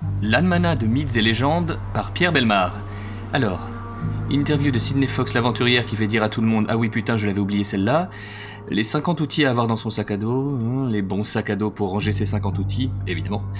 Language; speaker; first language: French; native; French